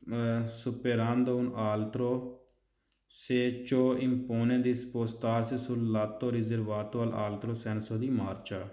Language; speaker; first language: Italian; non-native, fluent; Punjabi